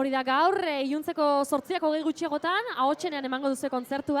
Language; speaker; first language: Basque; native; Basque